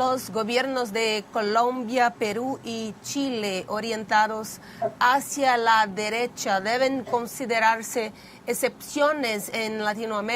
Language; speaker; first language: Spanish; non-native, fluent; Portuguese